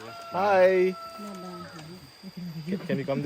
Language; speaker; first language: English; non-native, local second language; Telugu